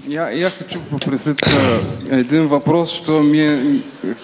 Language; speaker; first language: Russian; non-native, learner; Bulgarian